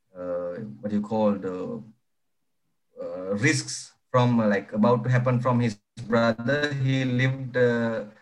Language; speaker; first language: English; non-native, local second language; Sinhala